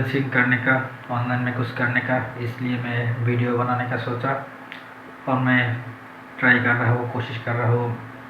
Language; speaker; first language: Hindi; non-native, learner; Bangla